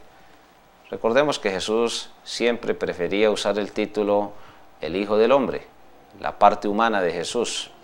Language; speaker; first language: Spanish; native; Spanish